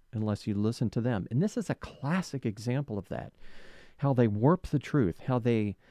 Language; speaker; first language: English; native; English